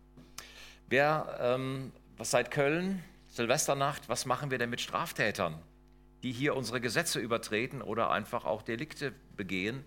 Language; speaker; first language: German; native; German